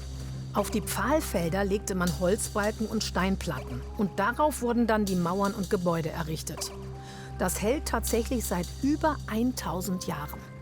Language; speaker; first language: German; native; German